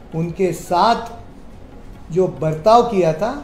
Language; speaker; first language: Hindi; non-native, local second language; Marathi